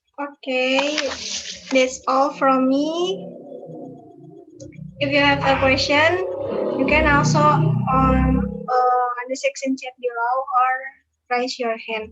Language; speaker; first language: English; non-native, learner; Indonesian